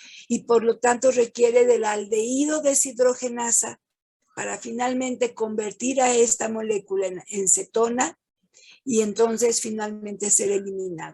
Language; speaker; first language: Spanish; native; Spanish